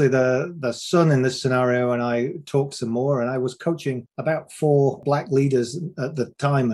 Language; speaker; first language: English; native; English